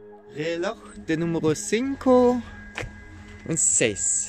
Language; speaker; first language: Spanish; non-native, learner; German